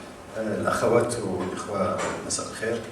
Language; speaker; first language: Arabic; native; Arabic